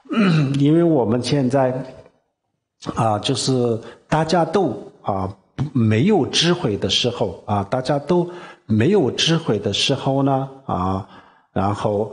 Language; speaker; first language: Chinese; non-native, local second language; Tibetan